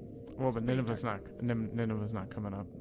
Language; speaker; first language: English; native; English